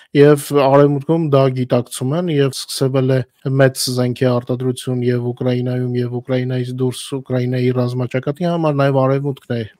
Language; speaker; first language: Armenian; native; Armenian